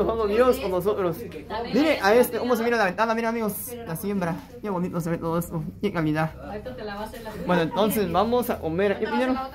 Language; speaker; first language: Spanish; native; Spanish